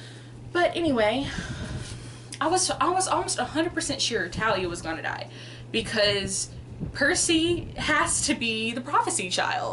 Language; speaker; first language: English; native; English